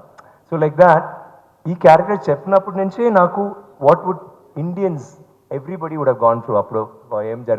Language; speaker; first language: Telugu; non-native, learner; Tamil